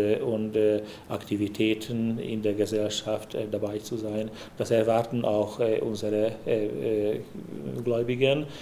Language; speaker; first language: German; non-native, fluent; Hungarian